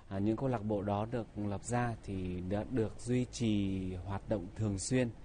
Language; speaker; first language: Vietnamese; non-native, local second language; Tày